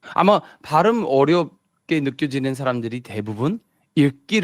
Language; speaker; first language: Korean; non-native, fluent; English